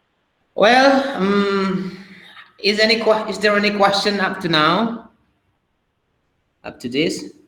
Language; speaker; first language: English; non-native, fluent; Indonesian